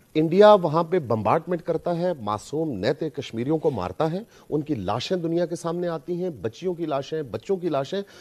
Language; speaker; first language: Urdu; native; Urdu